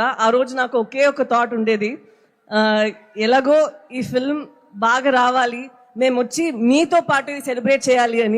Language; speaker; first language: Telugu; non-native, local second language; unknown